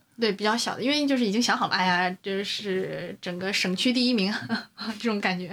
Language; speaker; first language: Chinese; native; Chinese